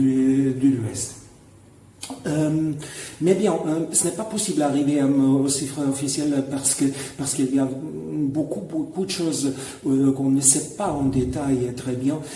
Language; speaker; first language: French; non-native, fluent; German